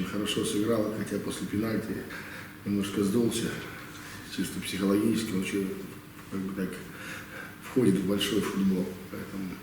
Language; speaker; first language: Russian; native; Russian